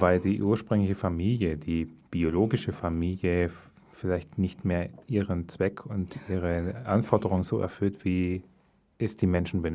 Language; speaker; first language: German; native; German